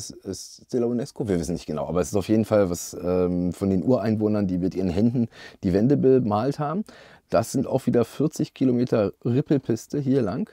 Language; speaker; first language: German; native; German